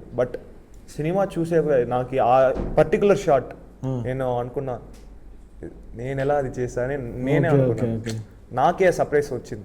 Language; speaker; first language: Telugu; non-native, fluent; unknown